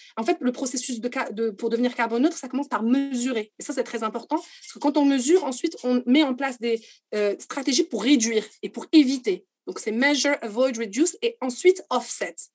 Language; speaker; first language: French; non-native, local second language; Arabic